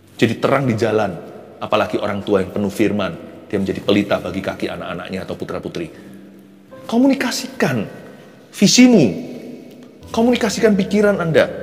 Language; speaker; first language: Indonesian; native; Indonesian